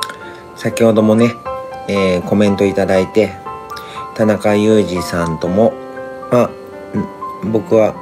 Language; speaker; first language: Japanese; native; Japanese